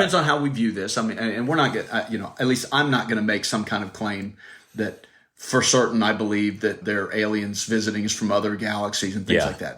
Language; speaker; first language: English; native; English